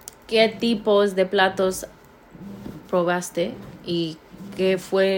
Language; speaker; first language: Spanish; early bilingual, heritage; Spanish